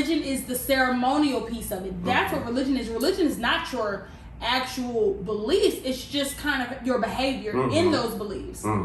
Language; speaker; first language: English; native; English